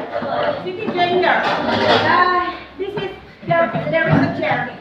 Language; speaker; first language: English; non-native, learner; Indonesian